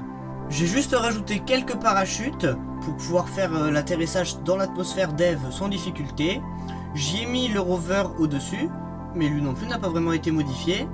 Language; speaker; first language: French; native; French